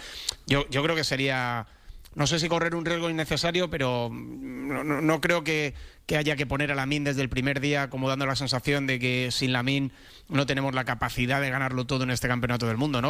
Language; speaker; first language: Spanish; native; Spanish